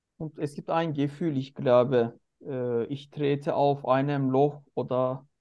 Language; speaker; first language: German; non-native, learner; Turkish